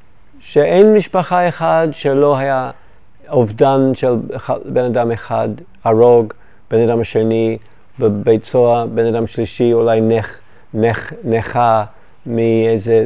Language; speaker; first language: Hebrew; non-native, fluent; English